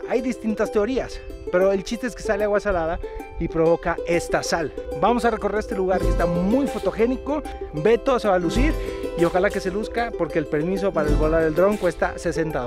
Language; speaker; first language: Spanish; native; Spanish